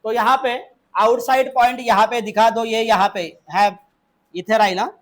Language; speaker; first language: Hindi; non-native, local second language; Marathi